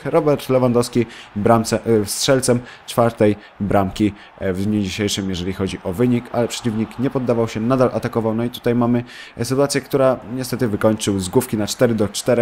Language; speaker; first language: Polish; native; Polish